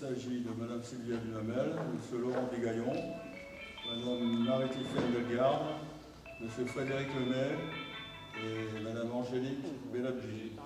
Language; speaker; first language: French; native; French